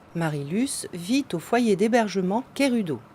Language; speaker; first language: French; native; French